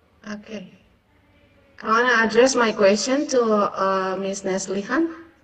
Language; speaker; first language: English; non-native, fluent; Indonesian